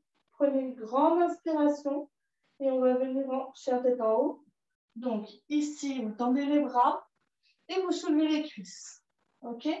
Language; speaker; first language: French; native; French